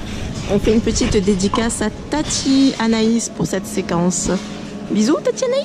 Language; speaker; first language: French; native; French